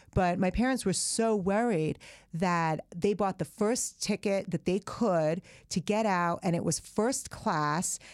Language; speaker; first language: English; early bilingual, other home language; Persian